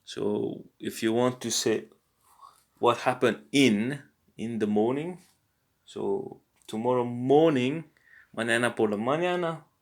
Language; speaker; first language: Spanish; non-native, learner; English